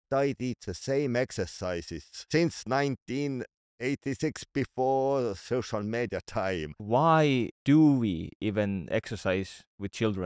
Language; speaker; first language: English; non-native, learner; Estonian